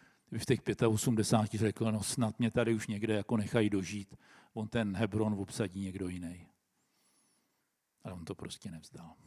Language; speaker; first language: Czech; native; Czech